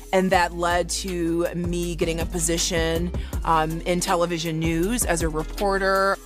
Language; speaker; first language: English; native; English